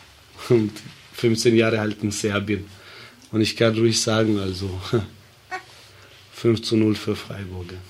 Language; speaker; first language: German; early bilingual, other home language; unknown